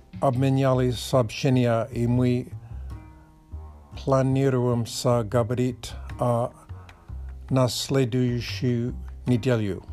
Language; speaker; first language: Russian; non-native, learner; English